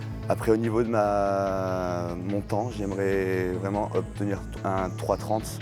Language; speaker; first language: French; native; French